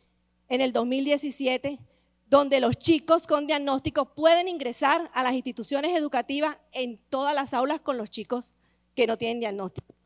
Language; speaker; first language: Spanish; native; Spanish